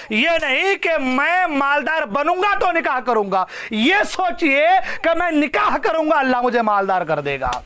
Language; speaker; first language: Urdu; non-native, local second language; Assamese